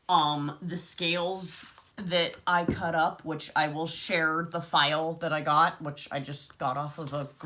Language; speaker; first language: English; native; English